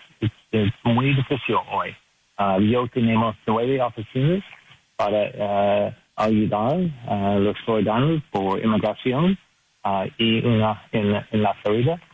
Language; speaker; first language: Spanish; non-native, learner; English